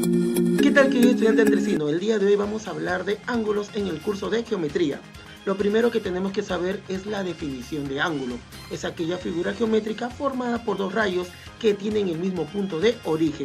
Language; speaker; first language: Spanish; native; Spanish